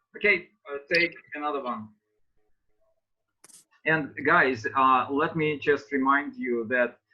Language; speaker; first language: English; non-native, fluent; Russian